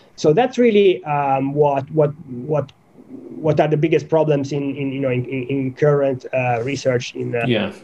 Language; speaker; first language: English; non-native, fluent; Italian